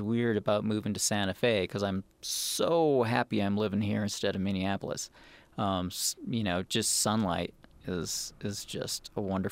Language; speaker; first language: English; native; English